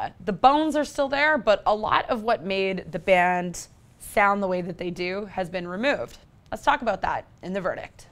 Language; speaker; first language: English; native; English